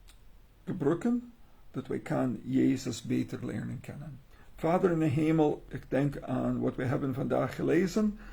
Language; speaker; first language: Dutch; non-native, learner; English